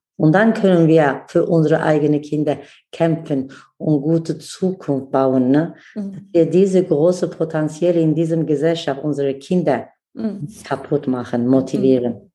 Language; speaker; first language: German; non-native, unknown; Kurdish